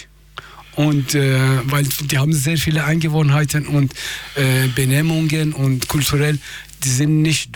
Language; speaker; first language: German; non-native, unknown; Persian